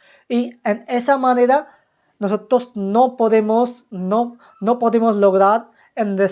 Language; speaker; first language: Spanish; non-native, fluent; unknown